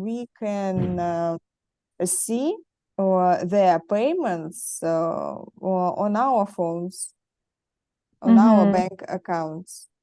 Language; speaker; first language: English; non-native, learner; Russian